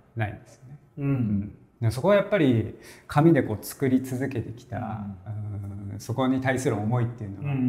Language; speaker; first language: Japanese; native; Japanese